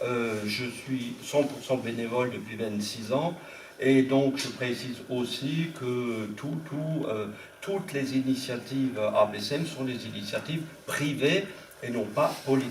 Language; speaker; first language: French; non-native, local second language; Swiss German